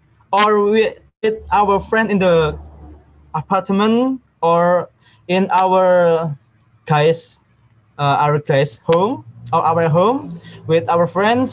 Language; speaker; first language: English; non-native, learner; Indonesian